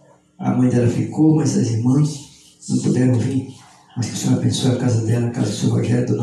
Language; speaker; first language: Portuguese; native; Portuguese